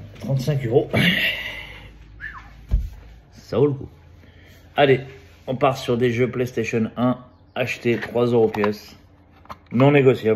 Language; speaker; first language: French; native; French